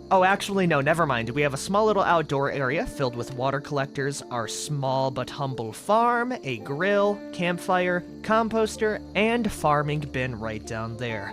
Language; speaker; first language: English; native; English